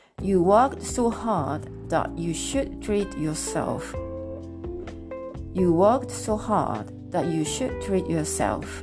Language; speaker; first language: English; non-native, fluent; Japanese